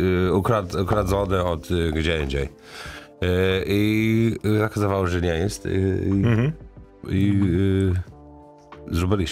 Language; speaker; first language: Polish; non-native, learner; English